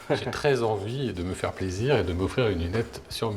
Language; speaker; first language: French; native; French